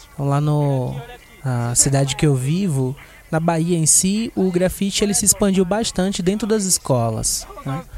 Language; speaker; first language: Portuguese; native; Portuguese